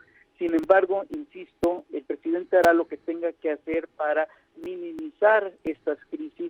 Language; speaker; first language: Spanish; native; Spanish